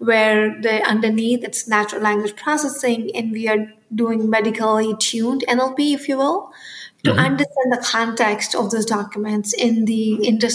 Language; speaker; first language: English; non-native, local second language; Hindi